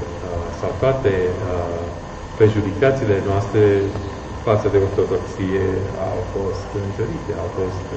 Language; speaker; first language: Romanian; non-native, fluent; English